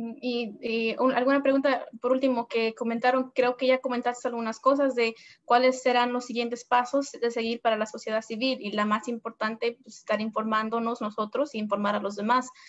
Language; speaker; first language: Spanish; early bilingual, heritage; Spanish